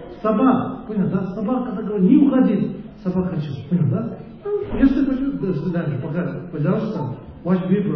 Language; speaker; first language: Russian; non-native, learner; Tibetan